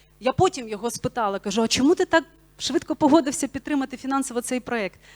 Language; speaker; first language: Ukrainian; non-native, local second language; Bulgarian